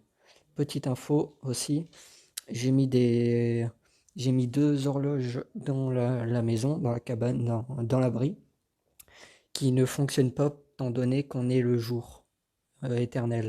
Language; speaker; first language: French; native; French